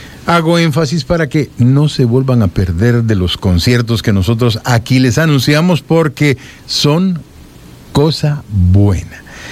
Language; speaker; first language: Spanish; native; Spanish